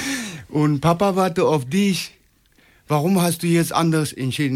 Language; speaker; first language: German; non-native, learner; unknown